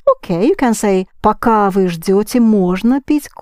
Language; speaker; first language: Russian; non-native, fluent; English